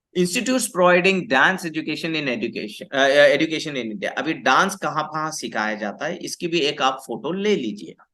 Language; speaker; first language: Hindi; non-native, local second language; Marathi